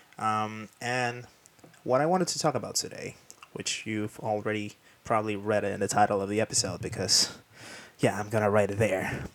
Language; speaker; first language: English; non-native, fluent; Spanish